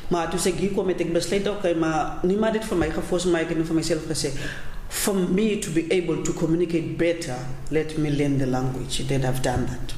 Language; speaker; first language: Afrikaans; non-native, local second language; Southern Sotho